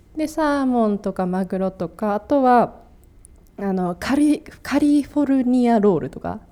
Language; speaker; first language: Japanese; native; Japanese